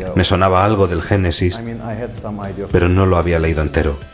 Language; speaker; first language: Spanish; non-native, fluent; Turkish